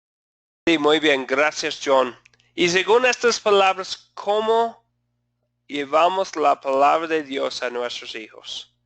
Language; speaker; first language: Spanish; non-native, fluent; English